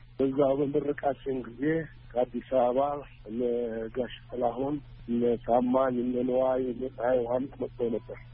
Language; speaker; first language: Amharic; non-native, local second language; Tigrinya